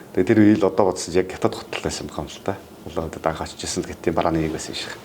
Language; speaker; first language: Mongolian; native; Mongolian